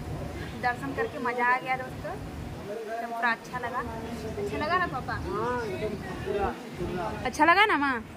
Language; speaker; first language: Hindi; native; Hindi